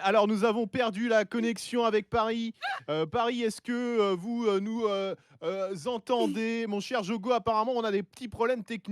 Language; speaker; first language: French; native; French